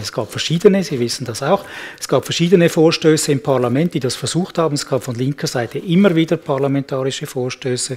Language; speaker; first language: German; native; German